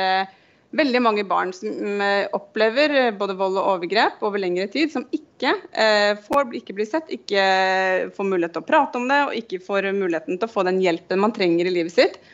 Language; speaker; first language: Norwegian; native; Norwegian